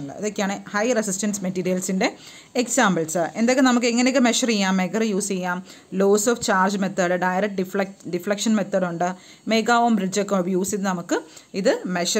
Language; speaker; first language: English; non-native, local second language; Malayalam